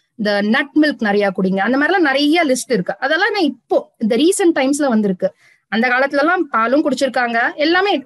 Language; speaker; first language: Tamil; native; Tamil